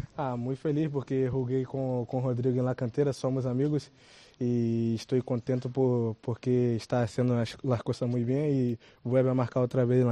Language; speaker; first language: Spanish; non-native, local second language; Portuguese